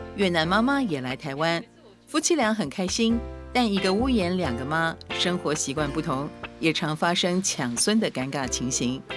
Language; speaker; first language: Chinese; native; Chinese